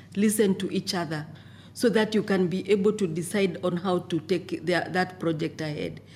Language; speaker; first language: English; non-native, local second language; Masai